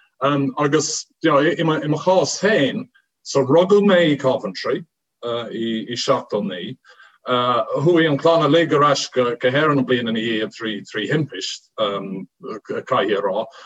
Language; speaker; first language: Irish; non-native, fluent; English